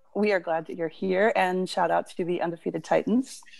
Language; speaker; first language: English; native; English